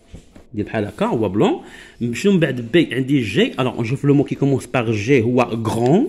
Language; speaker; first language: French; non-native, local second language; Arabic